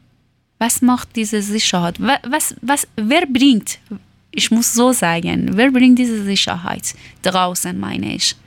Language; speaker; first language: German; non-native, learner; Persian